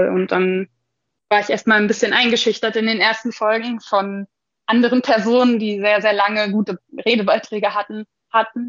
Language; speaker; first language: German; native; German